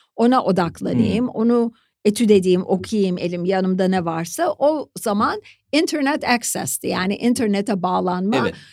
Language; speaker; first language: Turkish; native; Turkish